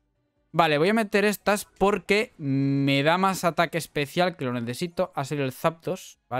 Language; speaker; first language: Spanish; native; Spanish